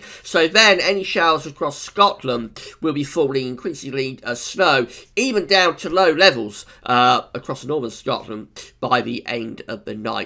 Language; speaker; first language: English; native; English